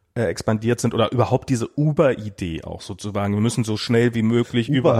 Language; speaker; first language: German; native; German